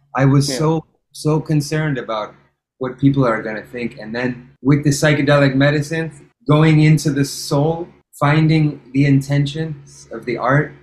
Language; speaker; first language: English; native; English